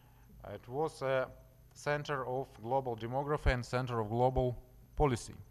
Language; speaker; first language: English; non-native, learner; Russian